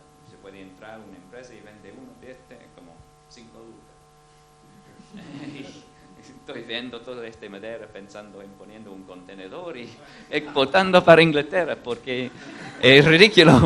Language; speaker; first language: Spanish; non-native, fluent; English